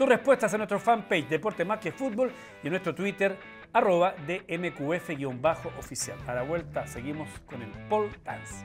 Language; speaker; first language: Spanish; native; Spanish